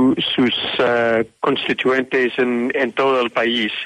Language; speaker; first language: Spanish; non-native, fluent; English